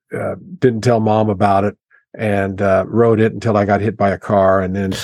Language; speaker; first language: English; native; English